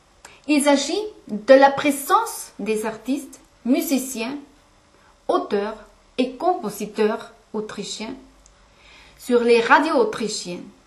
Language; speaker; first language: French; non-native, fluent; German